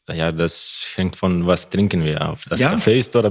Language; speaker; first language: German; non-native, learner; Croatian